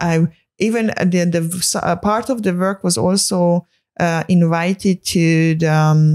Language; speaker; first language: English; non-native, fluent; Hungarian